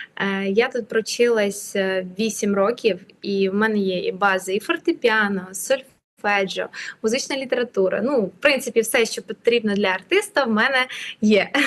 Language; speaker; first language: Ukrainian; native; Ukrainian